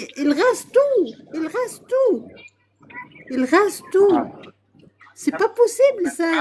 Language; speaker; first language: French; non-native, local second language; Arabic